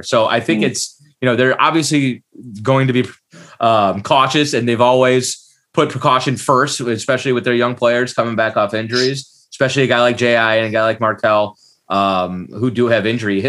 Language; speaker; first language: English; native; English